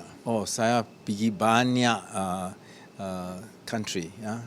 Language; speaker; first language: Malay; non-native, learner; English